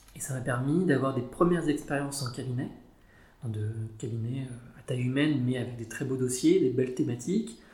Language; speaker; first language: French; native; French